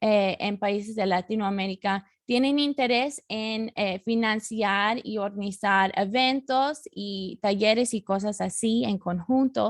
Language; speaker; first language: Spanish; non-native, fluent; English